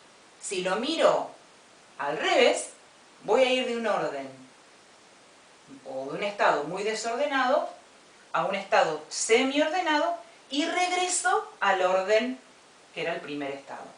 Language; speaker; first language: Spanish; native; Spanish